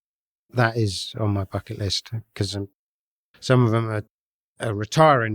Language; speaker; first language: English; native; English